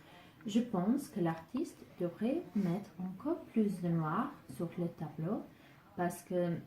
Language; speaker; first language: French; non-native, learner; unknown